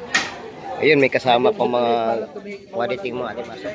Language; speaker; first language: Filipino; native; Filipino